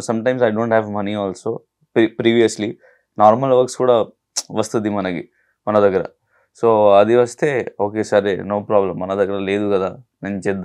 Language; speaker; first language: Telugu; non-native, local second language; Hindi